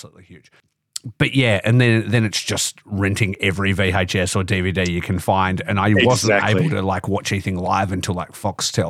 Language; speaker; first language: English; native; English